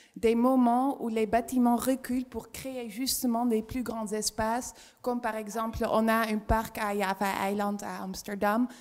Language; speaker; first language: French; non-native, fluent; Dutch